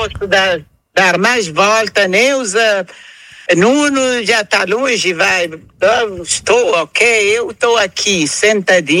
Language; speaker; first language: Portuguese; non-native, local second language; Kabuverdianu